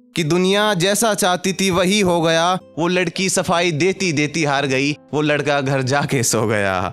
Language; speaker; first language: Hindi; native; Hindi